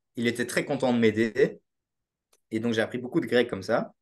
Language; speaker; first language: French; native; French